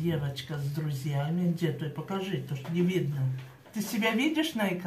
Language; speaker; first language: Russian; native; Russian